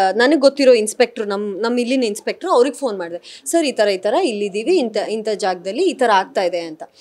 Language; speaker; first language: Kannada; native; Kannada